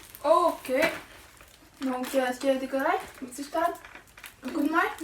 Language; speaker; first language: French; native; French